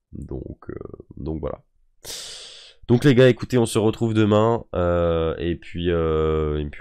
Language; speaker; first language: French; native; French